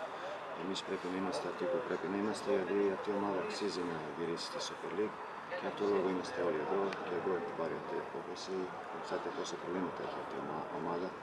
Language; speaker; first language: Greek; non-native, fluent; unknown